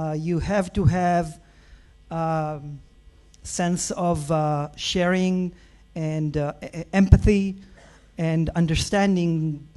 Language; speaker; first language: English; non-native, fluent; Hebrew